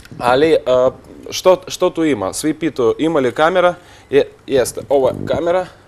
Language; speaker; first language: Bosnian; non-native, learner; Russian